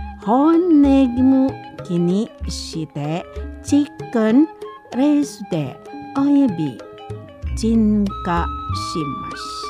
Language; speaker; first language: Japanese; non-native, learner; Indonesian